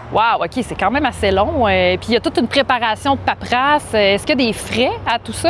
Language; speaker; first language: French; native; French